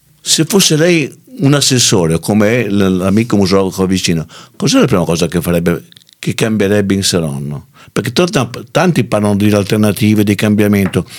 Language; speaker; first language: Italian; native; Italian